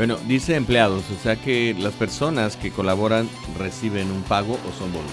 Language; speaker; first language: Spanish; native; Spanish